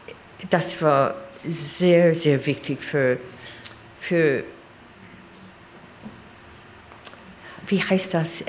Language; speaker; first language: German; non-native, learner; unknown